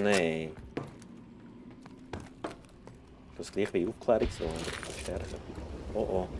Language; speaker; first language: German; native; German